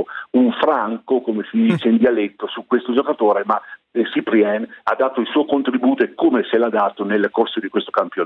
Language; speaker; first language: Italian; native; Italian